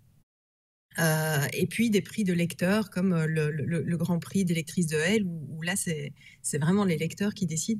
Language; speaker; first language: French; native; French